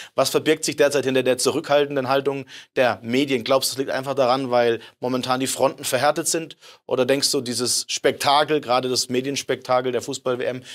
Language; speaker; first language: German; native; German